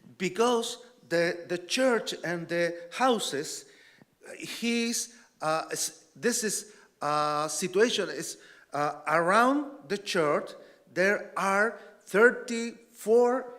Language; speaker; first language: English; non-native, learner; Spanish